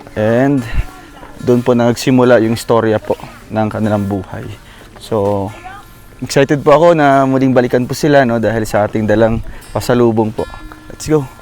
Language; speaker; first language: Filipino; non-native, local second language; Cebuano